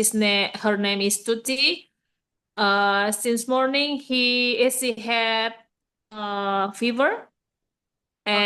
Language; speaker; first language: English; non-native, learner; Indonesian